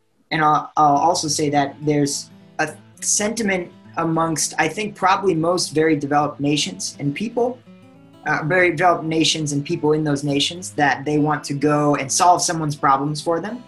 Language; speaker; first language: English; native; English